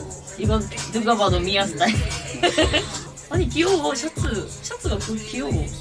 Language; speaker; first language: Korean; non-native, fluent; Japanese